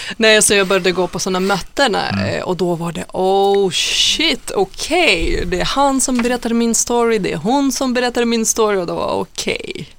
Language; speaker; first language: Swedish; non-native, fluent; Lithuanian